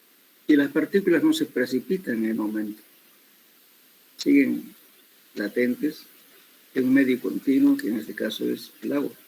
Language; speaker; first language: Spanish; native; Spanish